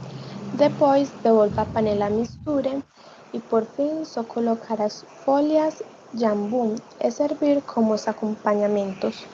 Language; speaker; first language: Portuguese; non-native, learner; Spanish